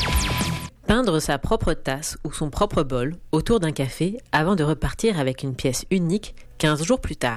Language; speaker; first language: French; native; French